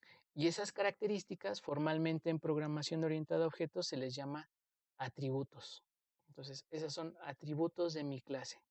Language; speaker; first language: Spanish; native; Spanish